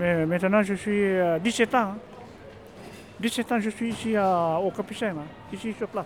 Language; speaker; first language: French; non-native, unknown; Hmong